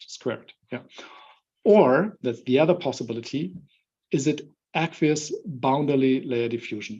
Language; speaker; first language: English; non-native, fluent; German